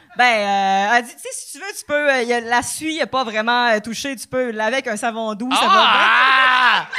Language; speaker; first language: French; native; French